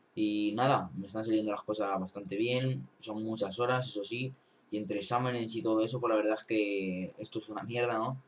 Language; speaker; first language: Spanish; native; Spanish